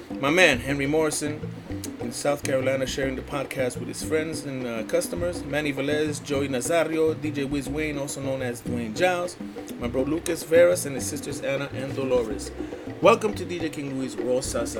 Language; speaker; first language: English; early bilingual, other home language; Spanish